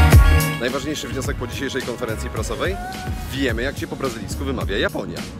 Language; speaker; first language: Polish; native; Polish